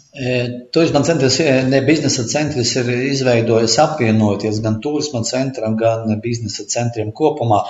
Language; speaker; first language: Latvian; non-native, local second language; Russian